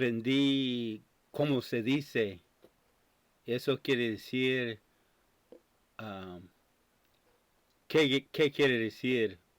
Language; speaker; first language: Spanish; non-native, fluent; English